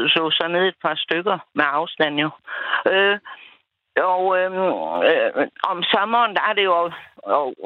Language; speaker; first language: Danish; native; Danish